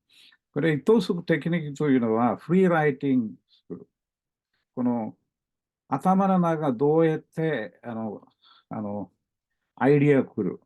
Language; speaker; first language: Japanese; non-native, learner; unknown